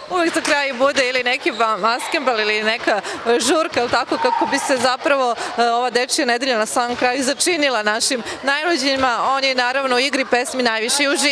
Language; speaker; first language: Serbian; native; Serbian